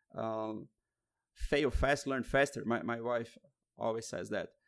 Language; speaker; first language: English; non-native, fluent; Portuguese